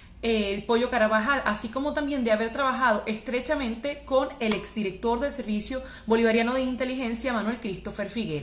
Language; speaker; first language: Spanish; native; Spanish